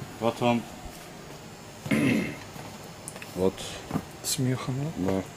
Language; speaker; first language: Russian; non-native, learner; Turkish